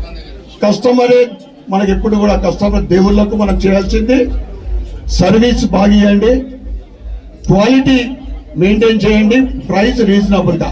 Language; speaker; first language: Telugu; native; Telugu